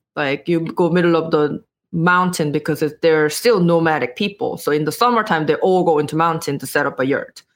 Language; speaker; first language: English; non-native, fluent; Korean